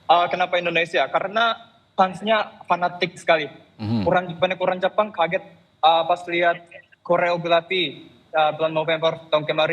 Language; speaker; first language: Indonesian; non-native, fluent; Japanese